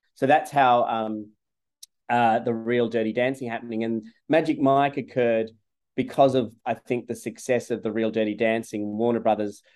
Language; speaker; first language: English; native; English